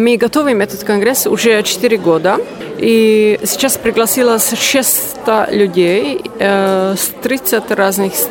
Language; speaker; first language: Russian; non-native, learner; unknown